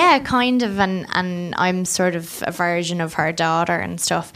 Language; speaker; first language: English; native; English